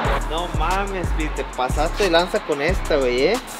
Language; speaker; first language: Spanish; early bilingual, other home language; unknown